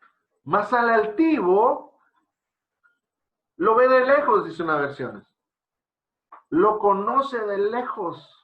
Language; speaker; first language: Spanish; native; Spanish